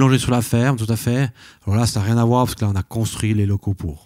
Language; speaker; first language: French; native; French